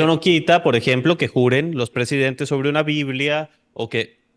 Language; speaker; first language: Spanish; native; Spanish